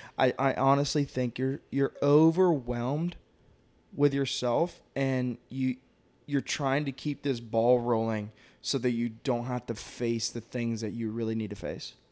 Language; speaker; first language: English; native; English